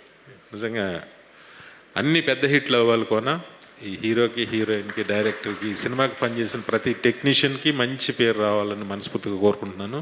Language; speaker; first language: Telugu; native; Telugu